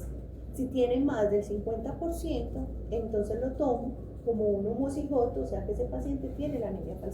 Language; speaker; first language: Spanish; native; Spanish